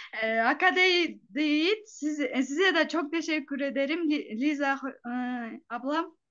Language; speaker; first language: Turkish; non-native, learner; Kyrgyz